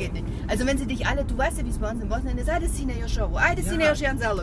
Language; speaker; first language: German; early bilingual, other home language; Bosnian